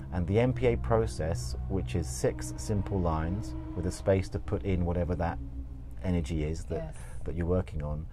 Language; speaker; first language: English; native; English